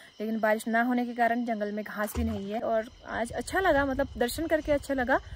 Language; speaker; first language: Hindi; native; Hindi